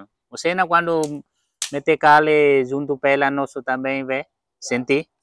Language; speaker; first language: Portuguese; non-native, learner; Vietnamese